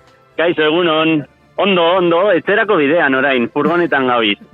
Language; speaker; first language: Basque; non-native, local second language; Spanish